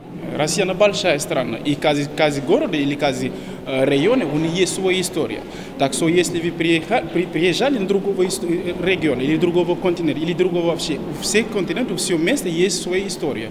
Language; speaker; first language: Russian; non-native, learner; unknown